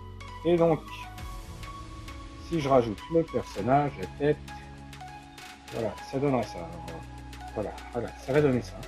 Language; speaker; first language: French; native; French